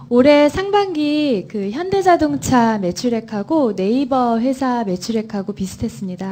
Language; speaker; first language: Korean; native; Korean